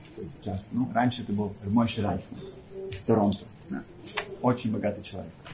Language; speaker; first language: Russian; early bilingual, heritage; Russian